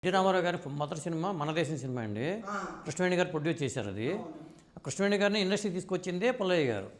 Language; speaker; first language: Telugu; native; Telugu